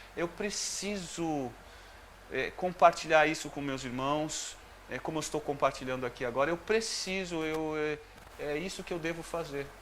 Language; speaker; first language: Portuguese; native; Portuguese